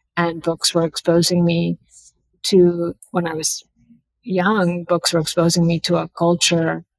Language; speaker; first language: English; early bilingual, other home language; Bangla